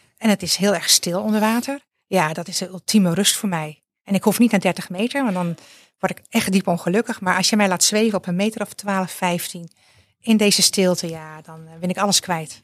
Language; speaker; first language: Dutch; native; Dutch